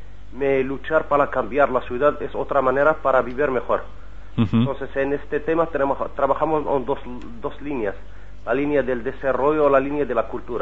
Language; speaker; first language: Spanish; non-native, learner; Arabic